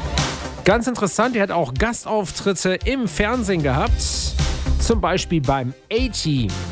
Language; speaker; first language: German; native; German